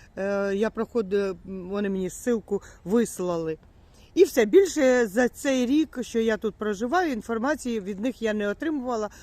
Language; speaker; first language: Ukrainian; native; Ukrainian